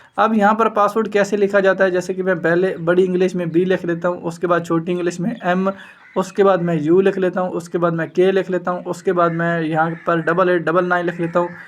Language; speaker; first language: Urdu; native; Urdu